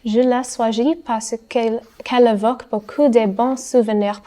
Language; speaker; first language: French; non-native, learner; English